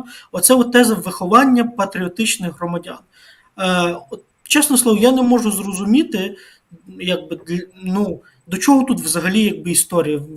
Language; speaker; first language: Ukrainian; native; Ukrainian